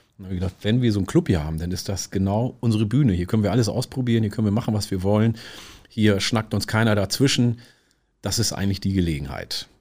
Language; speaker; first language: German; early bilingual, other home language; Oromo